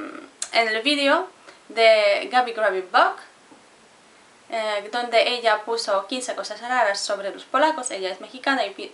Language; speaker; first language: Spanish; non-native, fluent; Polish